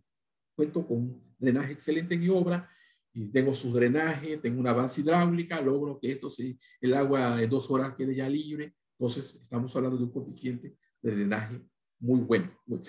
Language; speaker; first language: Spanish; native; Spanish